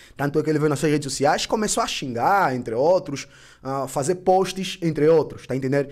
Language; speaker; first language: Portuguese; native; Portuguese